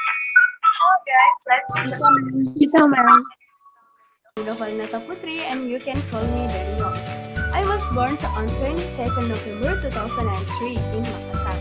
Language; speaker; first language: English; non-native, learner; Indonesian